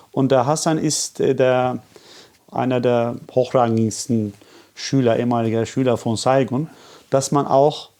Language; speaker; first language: German; non-native, fluent; Turkish